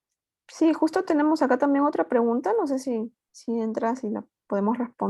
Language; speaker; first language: Spanish; native; Spanish